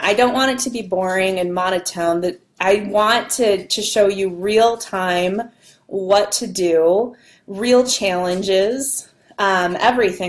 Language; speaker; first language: English; native; English